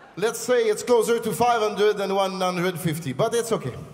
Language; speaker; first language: English; non-native, fluent; French